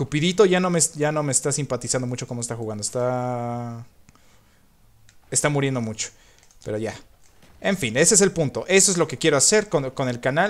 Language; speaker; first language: Spanish; native; Spanish